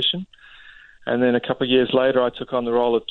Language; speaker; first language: English; native; English